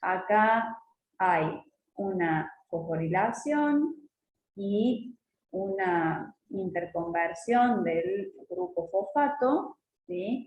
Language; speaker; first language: Spanish; native; Spanish